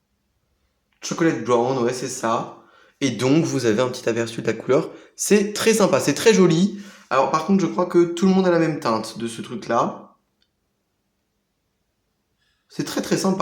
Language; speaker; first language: French; native; French